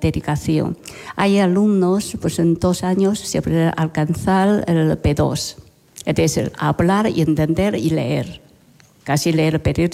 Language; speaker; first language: Spanish; non-native, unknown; Chinese